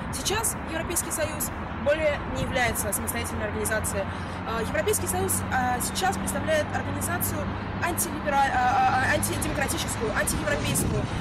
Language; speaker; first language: Russian; native; Russian